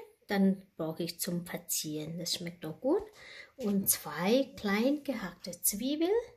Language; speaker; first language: German; non-native, learner; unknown